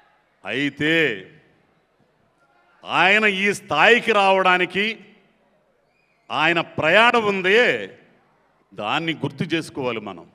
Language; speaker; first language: Telugu; native; Telugu